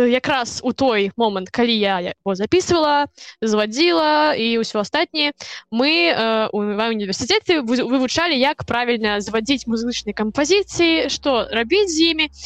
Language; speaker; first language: Belarusian; non-native, local second language; Russian